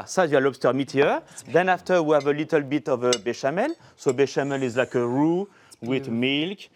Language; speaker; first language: English; non-native, fluent; French